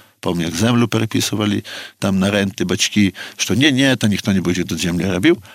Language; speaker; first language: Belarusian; native; Belarusian